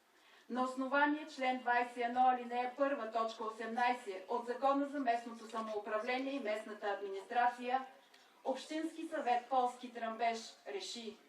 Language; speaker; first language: Bulgarian; native; Bulgarian